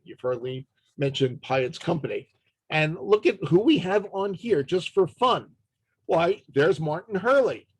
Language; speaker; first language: English; native; English